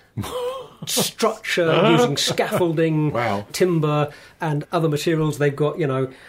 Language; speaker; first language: English; native; English